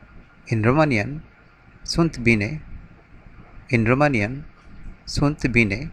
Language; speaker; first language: Romanian; non-native, learner; Bangla